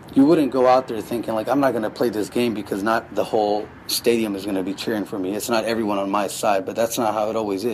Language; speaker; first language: English; native; English